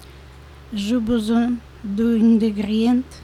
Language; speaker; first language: French; non-native, learner; Ukrainian